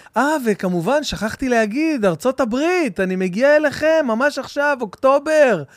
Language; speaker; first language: Hebrew; native; Hebrew